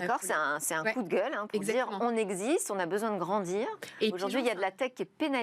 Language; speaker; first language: French; native; French